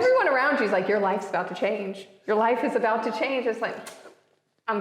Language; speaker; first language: English; native; English